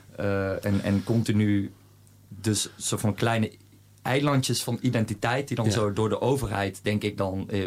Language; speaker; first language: Dutch; native; Dutch